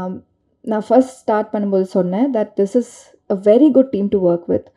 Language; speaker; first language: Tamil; non-native, learner; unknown